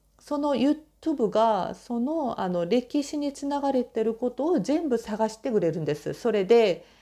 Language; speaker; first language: Japanese; non-native, fluent; Korean